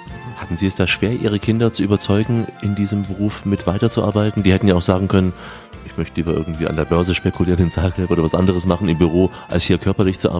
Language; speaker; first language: German; native; German